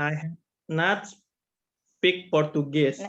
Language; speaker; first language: English; non-native, learner; Indonesian